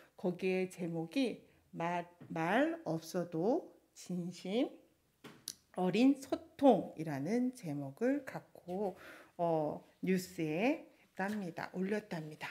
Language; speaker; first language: Korean; non-native, fluent; Chinese